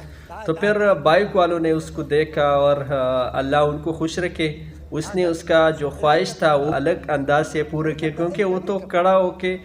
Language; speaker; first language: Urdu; non-native, local second language; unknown